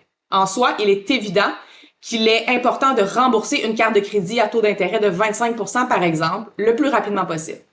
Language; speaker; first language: French; native; French